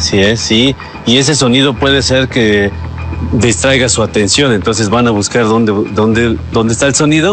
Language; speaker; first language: Spanish; native; Spanish